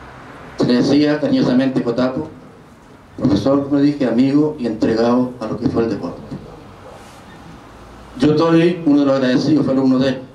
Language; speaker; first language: Spanish; native; Spanish